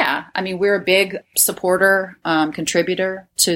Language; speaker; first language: English; native; English